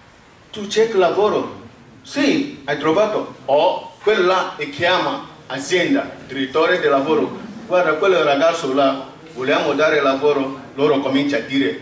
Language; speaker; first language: Italian; non-native, learner; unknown